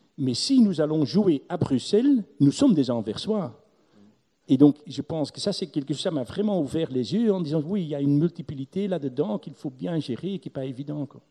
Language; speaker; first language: French; non-native, local second language; Dutch